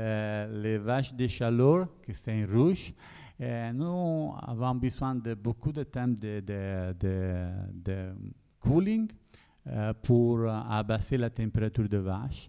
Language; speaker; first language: French; non-native, learner; Italian